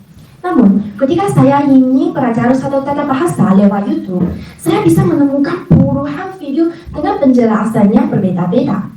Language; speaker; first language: Indonesian; non-native, fluent; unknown